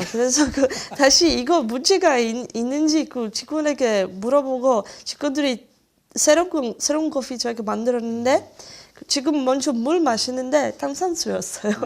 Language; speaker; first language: Korean; non-native, fluent; Czech